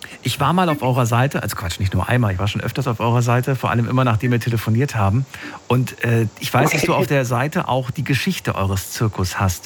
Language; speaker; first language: German; native; German